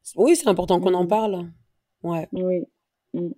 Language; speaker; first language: French; native; French